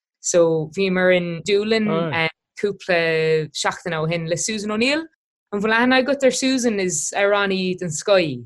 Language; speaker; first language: Irish; non-native, local second language; English